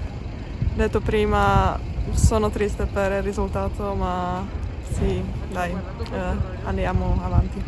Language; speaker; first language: Italian; non-native, learner; Czech